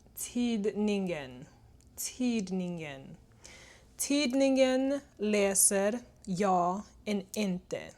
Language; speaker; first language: Swedish; non-native, learner; English